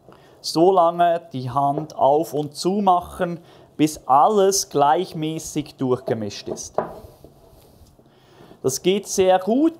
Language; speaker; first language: German; native; German